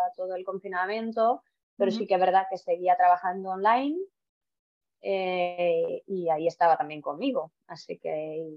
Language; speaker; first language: Spanish; non-native, fluent; Estonian